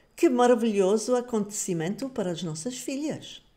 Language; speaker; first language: Portuguese; non-native, fluent; English